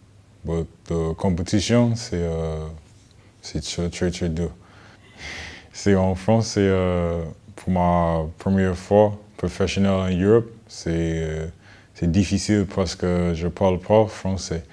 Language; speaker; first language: French; non-native, learner; English